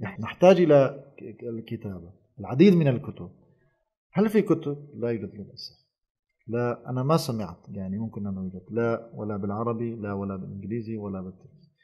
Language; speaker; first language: Arabic; non-native, fluent; Turkish